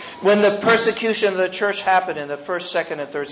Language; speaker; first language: English; native; English